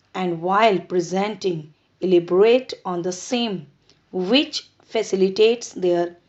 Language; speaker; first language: English; non-native, local second language; Punjabi